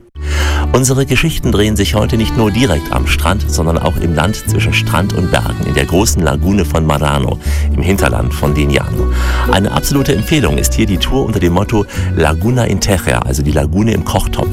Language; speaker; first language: German; native; German